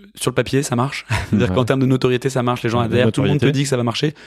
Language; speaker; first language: French; native; French